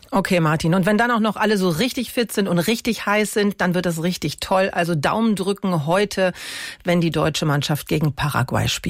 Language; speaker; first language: German; native; German